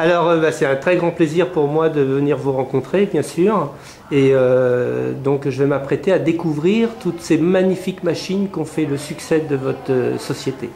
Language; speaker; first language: French; native; French